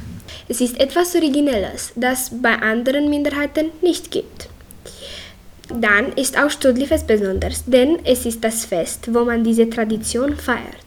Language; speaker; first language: German; non-native, local second language; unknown